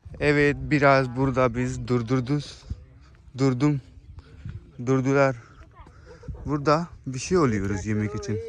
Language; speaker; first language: Turkish; non-native, learner; Punjabi